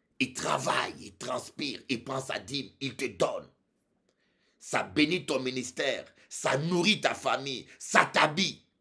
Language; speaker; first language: French; non-native, local second language; Lingala